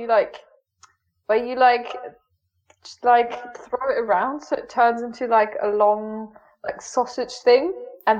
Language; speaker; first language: English; non-native, fluent; German